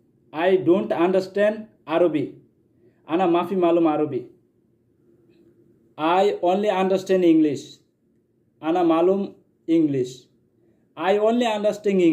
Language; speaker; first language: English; non-native, learner; Bangla